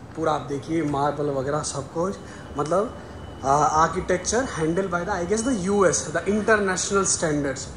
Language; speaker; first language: Hindi; non-native, local second language; Marathi